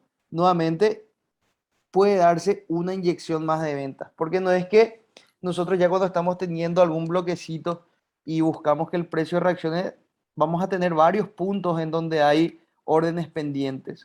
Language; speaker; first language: Spanish; native; Spanish